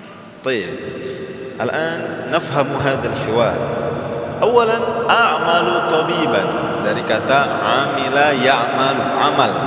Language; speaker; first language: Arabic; non-native, fluent; Indonesian